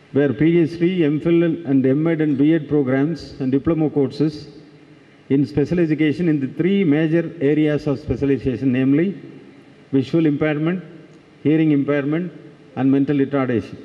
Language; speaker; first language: English; non-native, local second language; Tamil